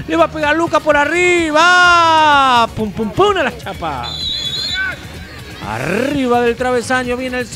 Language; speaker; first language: Spanish; native; Spanish